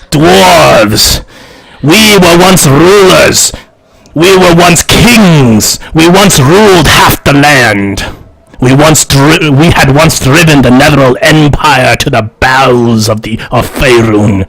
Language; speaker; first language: English; native; English